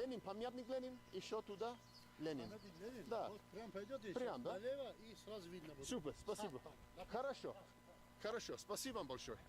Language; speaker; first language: Russian; non-native, learner; English